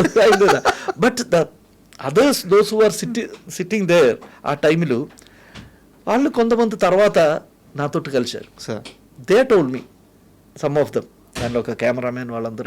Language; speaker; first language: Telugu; non-native, fluent; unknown